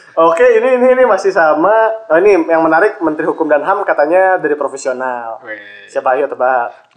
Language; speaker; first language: Indonesian; native; Indonesian